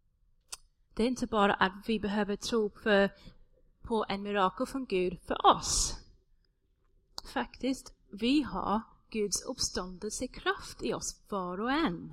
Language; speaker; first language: Swedish; non-native, fluent; English